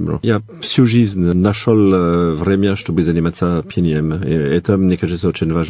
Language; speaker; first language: Russian; non-native, fluent; French